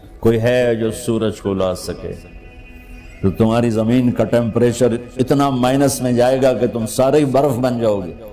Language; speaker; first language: Urdu; non-native, local second language; Punjabi